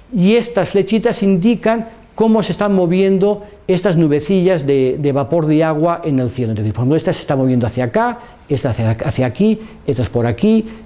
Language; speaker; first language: Spanish; native; Spanish